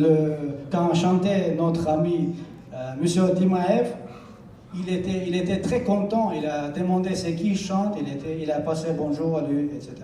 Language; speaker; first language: French; non-native, learner; Chechen